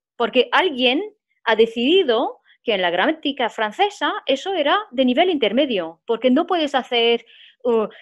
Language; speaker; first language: Spanish; non-native, fluent; French